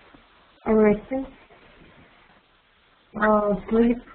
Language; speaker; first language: English; non-native, learner; Russian